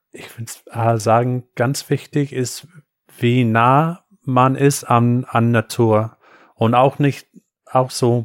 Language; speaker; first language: German; non-native, fluent; English